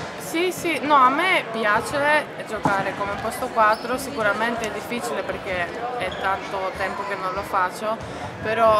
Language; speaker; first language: Italian; non-native, fluent; Greek